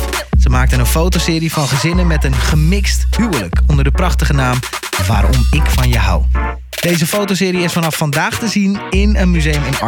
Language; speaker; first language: Dutch; native; Dutch